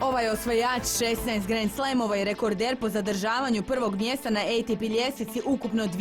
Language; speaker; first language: Croatian; native; Croatian